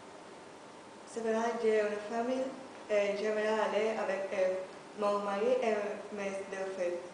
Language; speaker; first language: French; non-native, learner; Spanish